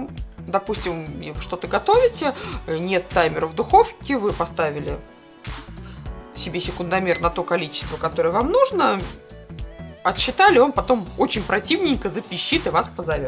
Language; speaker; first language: Russian; native; Russian